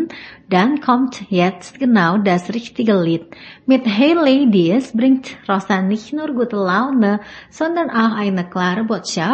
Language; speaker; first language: German; non-native, fluent; Indonesian